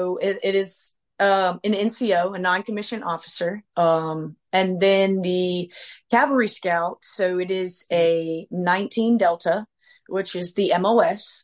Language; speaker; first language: English; native; English